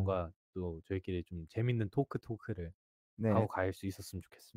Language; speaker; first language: Korean; native; Korean